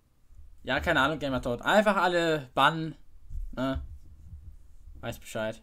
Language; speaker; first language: German; native; German